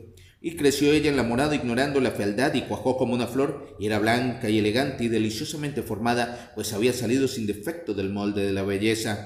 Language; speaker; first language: Spanish; native; Spanish